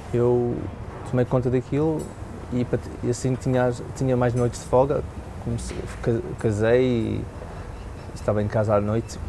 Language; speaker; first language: Portuguese; early bilingual, heritage; Portuguese